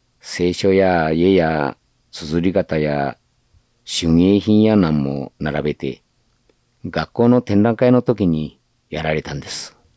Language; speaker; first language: Japanese; native; Japanese